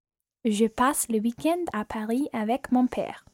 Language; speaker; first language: French; non-native, learner; English